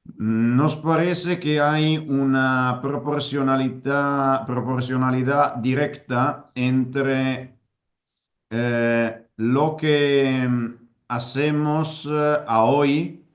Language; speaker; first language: Spanish; non-native, fluent; Italian